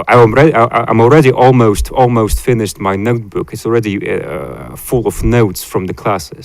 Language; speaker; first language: English; non-native, fluent; Latvian